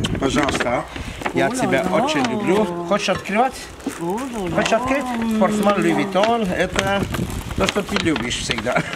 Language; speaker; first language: Russian; non-native, fluent; Armenian